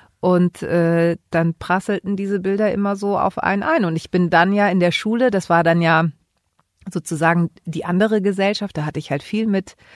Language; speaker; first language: German; early bilingual, other home language; Greek